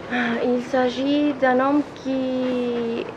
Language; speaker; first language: French; non-native, learner; Spanish